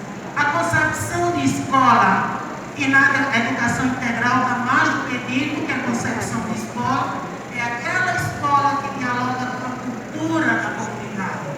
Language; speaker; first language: Portuguese; native; Portuguese